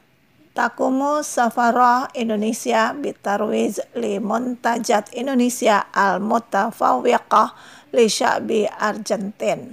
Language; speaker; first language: Arabic; non-native, fluent; Indonesian